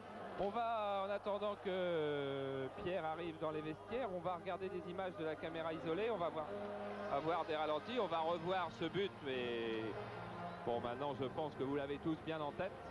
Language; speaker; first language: French; native; French